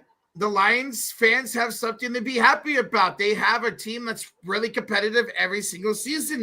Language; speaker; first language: English; native; English